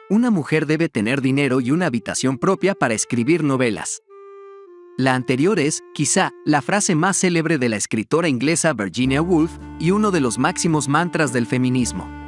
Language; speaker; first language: Spanish; native; Spanish